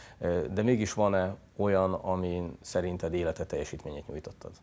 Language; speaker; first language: Hungarian; native; Hungarian